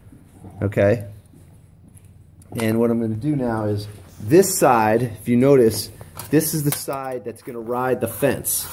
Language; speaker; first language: English; native; English